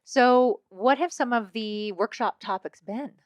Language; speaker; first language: English; native; English